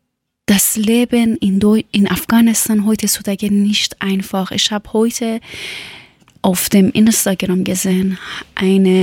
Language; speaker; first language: German; non-native, local second language; Persian